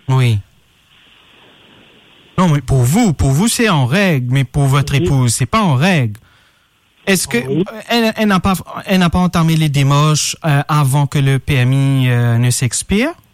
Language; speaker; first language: French; non-native, local second language; Morisyen